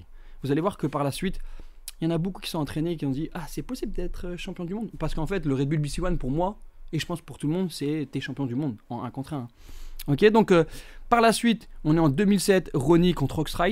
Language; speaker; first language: French; native; French